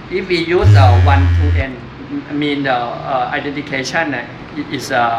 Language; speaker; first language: English; non-native, learner; Thai